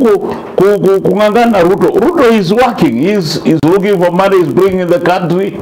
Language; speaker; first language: English; non-native, local second language; Swahili